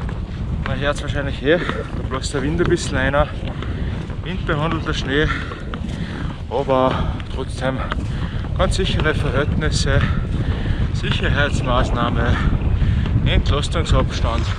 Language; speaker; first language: German; native; German